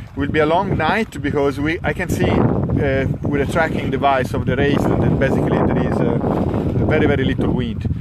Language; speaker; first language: English; non-native, fluent; Italian